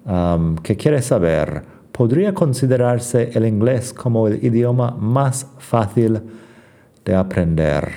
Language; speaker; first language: Spanish; non-native, fluent; English